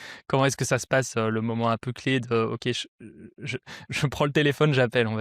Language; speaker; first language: French; native; French